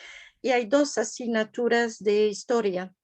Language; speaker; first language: Spanish; non-native, fluent; French